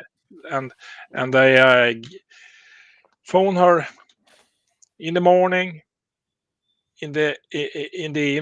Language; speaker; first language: English; non-native, learner; Swedish